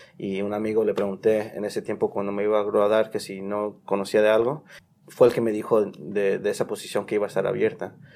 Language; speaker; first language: Spanish; early bilingual, heritage; Spanish